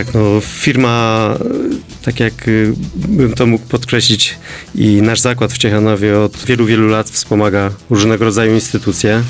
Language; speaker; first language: Polish; native; Polish